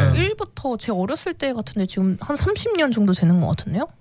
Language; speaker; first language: Korean; native; Korean